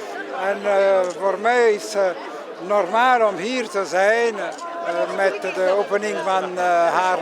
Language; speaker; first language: Dutch; non-native, local second language; French